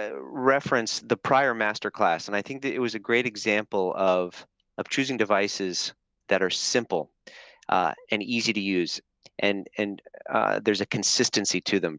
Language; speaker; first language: English; native; English